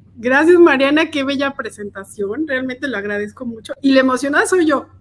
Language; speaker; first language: Spanish; native; Spanish